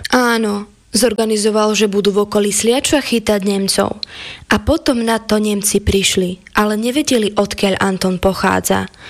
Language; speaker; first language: Slovak; native; Slovak